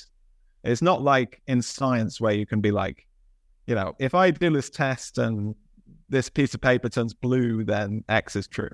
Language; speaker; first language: English; native; English